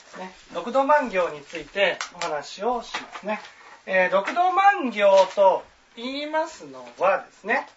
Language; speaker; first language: Japanese; native; Japanese